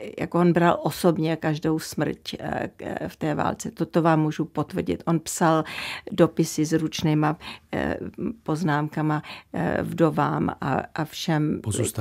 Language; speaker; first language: Czech; early bilingual, heritage; Czech